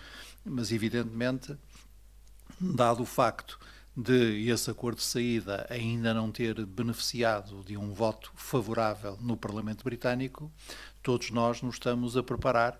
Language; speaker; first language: Portuguese; native; Portuguese